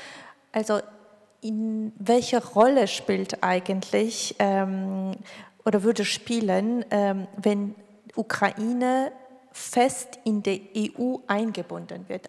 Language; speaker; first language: German; non-native, fluent; Georgian